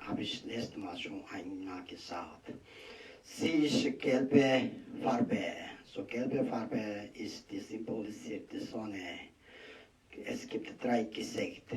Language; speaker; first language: German; non-native, learner; Tibetan